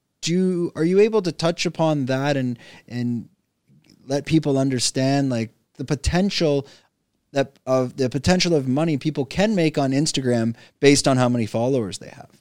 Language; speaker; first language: English; native; English